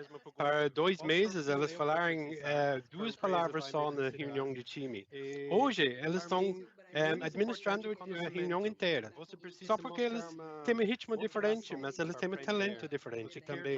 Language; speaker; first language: Portuguese; non-native, fluent; English